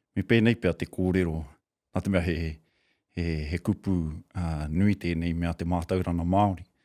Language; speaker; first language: Māori; native; Māori